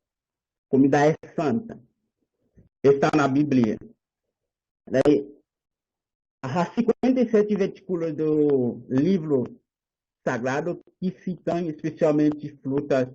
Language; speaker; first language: Portuguese; non-native, learner; Haitian Creole